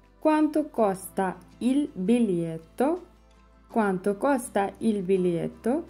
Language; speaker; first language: Italian; non-native, learner; Bangla